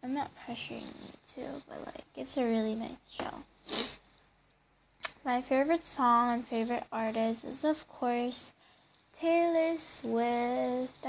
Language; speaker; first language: English; non-native, local second language; Filipino